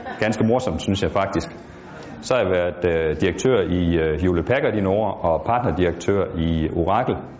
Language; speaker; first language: Danish; native; Danish